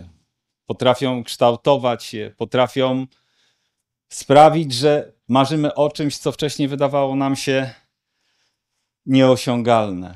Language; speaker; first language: Polish; native; Polish